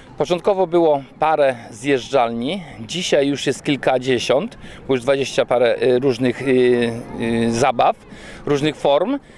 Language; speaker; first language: Polish; native; Polish